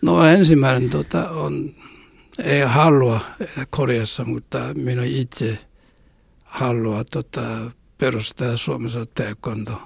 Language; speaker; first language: Finnish; non-native, learner; Korean